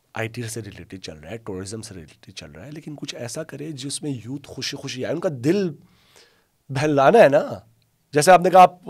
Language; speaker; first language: Urdu; non-native, local second language; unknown